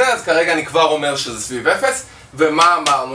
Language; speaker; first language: Hebrew; native; Hebrew